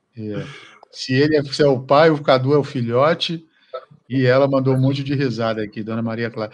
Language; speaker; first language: Portuguese; native; Portuguese